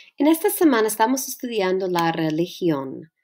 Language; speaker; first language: Spanish; non-native, learner; English